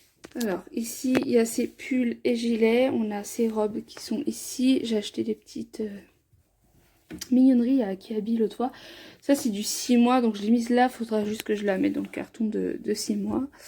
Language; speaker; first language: French; native; French